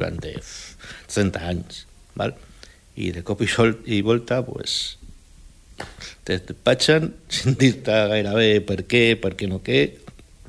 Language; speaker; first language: Catalan; early bilingual, other home language; Spanish